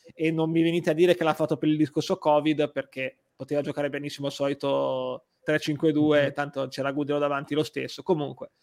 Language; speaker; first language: Italian; native; Italian